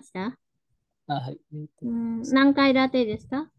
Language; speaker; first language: Japanese; non-native, fluent; Vietnamese